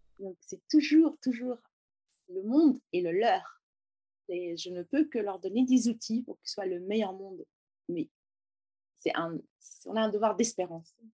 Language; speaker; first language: French; native; French